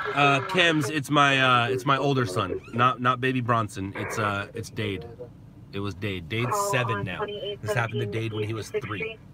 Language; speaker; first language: English; native; English